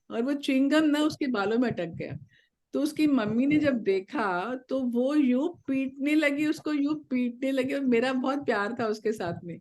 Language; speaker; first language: Hindi; native; Hindi